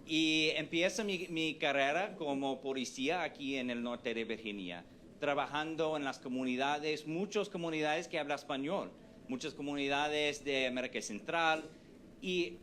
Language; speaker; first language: Spanish; non-native, fluent; English